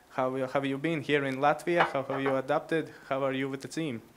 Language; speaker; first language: English; non-native, fluent; Latvian